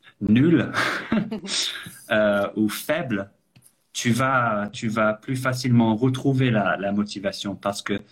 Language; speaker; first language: French; non-native, fluent; English